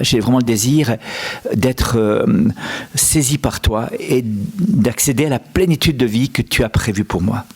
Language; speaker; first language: French; native; French